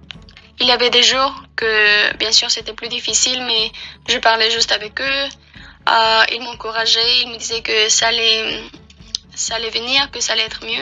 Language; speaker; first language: French; non-native, fluent; Spanish